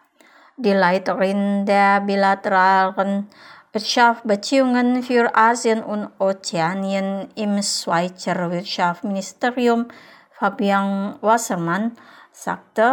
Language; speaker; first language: German; non-native, fluent; Indonesian